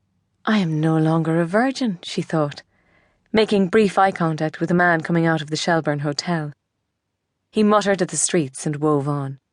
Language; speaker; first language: English; native; English